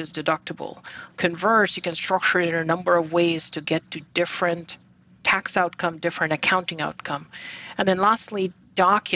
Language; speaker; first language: English; non-native, local second language; Bangla